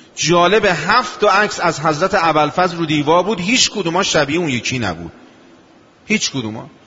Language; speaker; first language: Persian; non-native, local second language; Azerbaijani